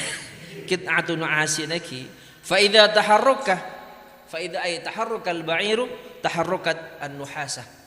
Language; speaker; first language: Arabic; non-native, fluent; Madurese